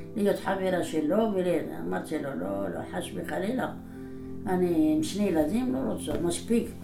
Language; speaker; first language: Hebrew; non-native, fluent; Arabic